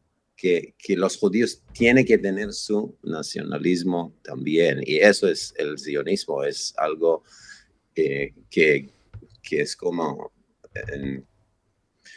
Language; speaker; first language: Spanish; non-native, fluent; Hebrew